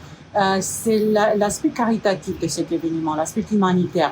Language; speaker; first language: French; non-native, fluent; Romanian